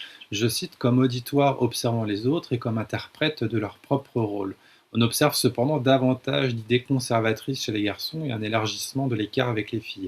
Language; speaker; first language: French; native; French